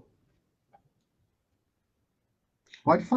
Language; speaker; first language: Portuguese; native; Portuguese